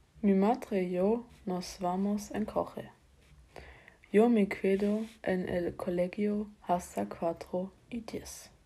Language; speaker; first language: Spanish; non-native, learner; German